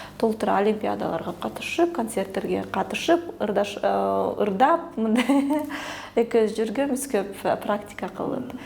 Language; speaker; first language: Kyrgyz; early bilingual, other home language; Russian